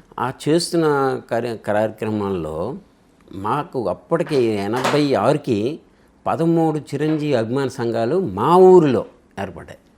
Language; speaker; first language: Telugu; native; Telugu